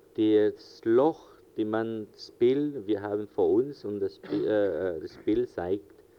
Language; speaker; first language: German; non-native, fluent; Spanish